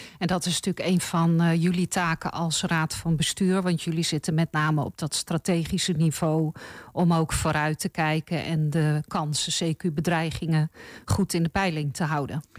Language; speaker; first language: Dutch; native; Dutch